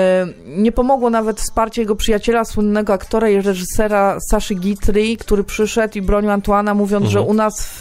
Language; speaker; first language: Polish; native; Polish